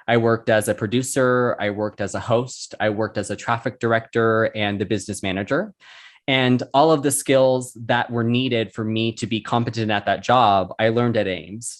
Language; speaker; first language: English; native; English